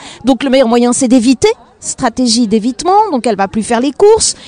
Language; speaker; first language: French; native; French